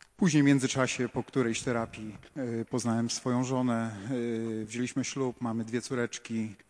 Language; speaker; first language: Polish; native; Polish